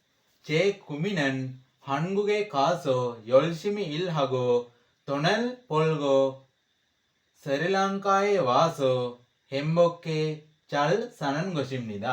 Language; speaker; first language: Korean; non-native, learner; Sinhala